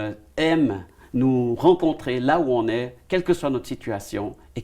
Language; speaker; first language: French; native; French